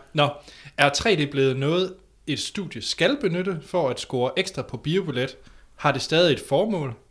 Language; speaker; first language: Danish; native; Danish